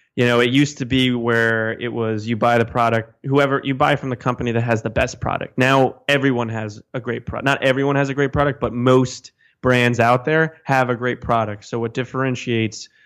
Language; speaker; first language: English; native; English